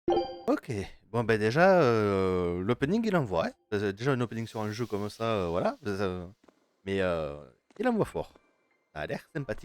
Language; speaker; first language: French; native; French